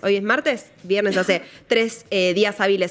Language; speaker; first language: Spanish; native; Spanish